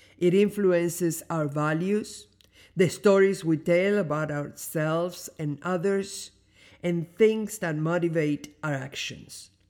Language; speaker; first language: English; non-native, fluent; Spanish